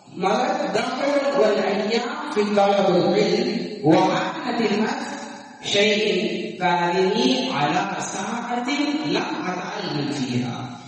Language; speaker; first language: Arabic; non-native, learner; Tamil